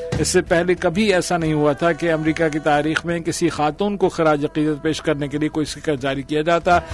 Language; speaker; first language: Urdu; native; Urdu